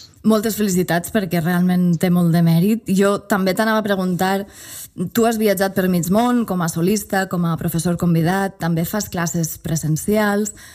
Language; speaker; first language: Catalan; native; Catalan